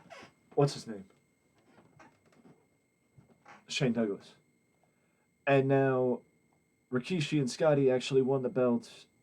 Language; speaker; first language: English; native; English